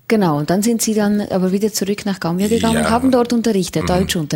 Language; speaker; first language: German; native; German